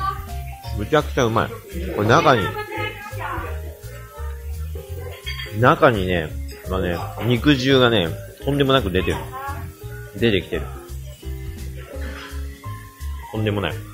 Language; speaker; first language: Japanese; native; Japanese